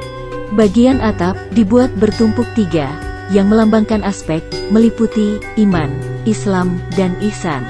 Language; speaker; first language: Indonesian; native; Indonesian